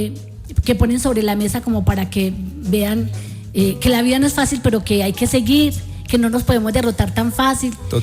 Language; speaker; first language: Spanish; native; Spanish